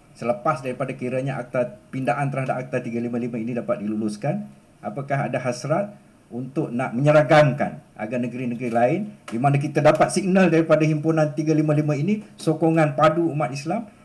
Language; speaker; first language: Malay; native; Malay